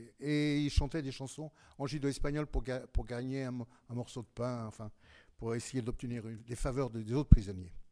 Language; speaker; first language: French; native; French